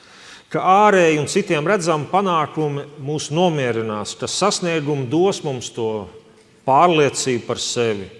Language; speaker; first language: Latvian; native; Latvian